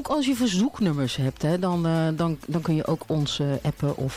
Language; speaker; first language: Dutch; native; Dutch